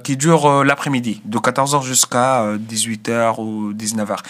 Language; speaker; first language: French; non-native, fluent; Arabic